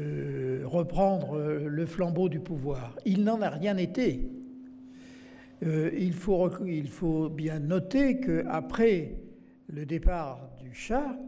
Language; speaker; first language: French; native; French